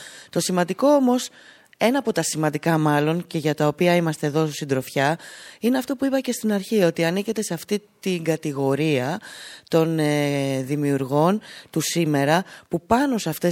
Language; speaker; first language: Greek; native; Greek